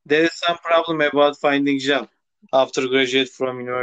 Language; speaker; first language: English; non-native, local second language; Turkish